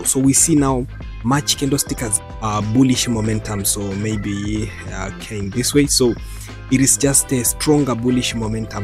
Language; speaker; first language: English; non-native, local second language; Swahili